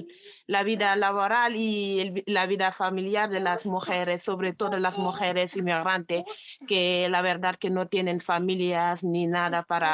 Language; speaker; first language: Spanish; non-native, learner; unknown